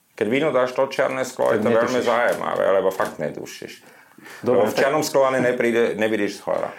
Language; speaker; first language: Slovak; non-native, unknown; German